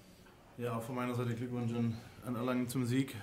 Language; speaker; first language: German; native; German